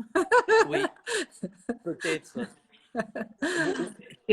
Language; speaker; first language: French; non-native, fluent; Spanish